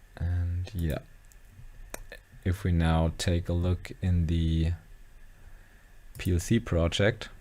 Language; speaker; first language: English; non-native, fluent; German